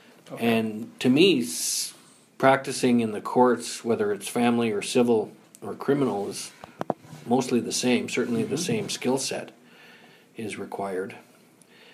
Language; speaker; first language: English; native; English